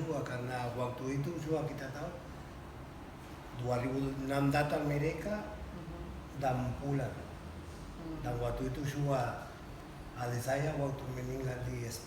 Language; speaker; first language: Indonesian; non-native, fluent; Spanish